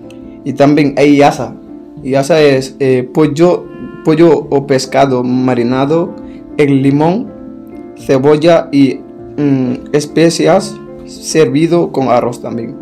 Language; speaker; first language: Spanish; non-native, learner; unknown